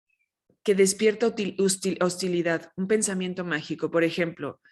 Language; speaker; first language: Spanish; native; Spanish